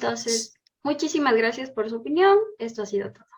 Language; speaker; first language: Spanish; native; Spanish